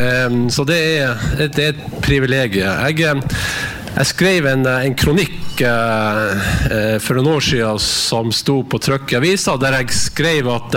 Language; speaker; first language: Norwegian; native; Norwegian